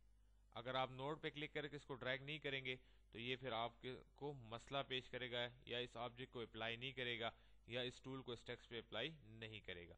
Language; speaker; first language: Urdu; native; Urdu